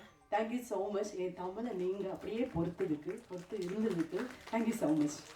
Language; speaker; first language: Tamil; non-native, fluent; Malayalam